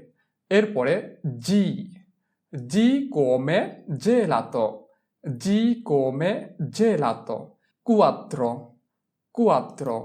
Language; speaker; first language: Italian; non-native, fluent; Bangla